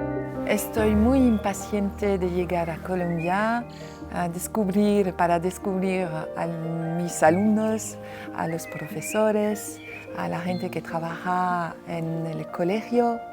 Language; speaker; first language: Spanish; non-native, fluent; French